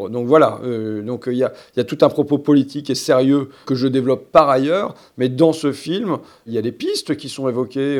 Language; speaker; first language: French; native; French